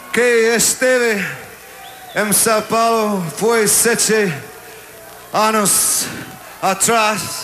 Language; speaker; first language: Portuguese; non-native, learner; English